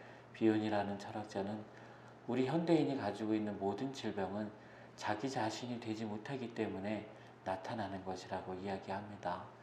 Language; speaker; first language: Korean; native; Korean